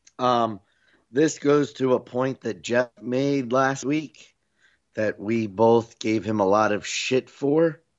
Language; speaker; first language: English; native; English